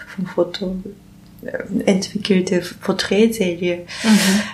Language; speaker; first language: German; non-native, learner; Japanese